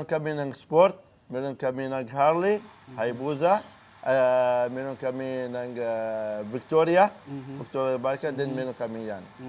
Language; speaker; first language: Filipino; non-native, learner; Arabic